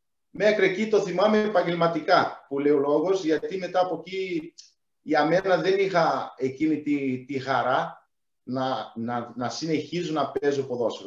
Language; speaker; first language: Greek; non-native, fluent; Portuguese